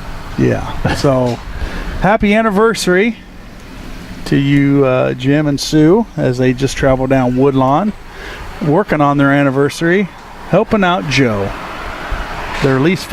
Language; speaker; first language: English; native; English